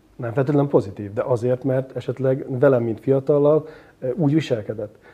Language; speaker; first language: Hungarian; native; Hungarian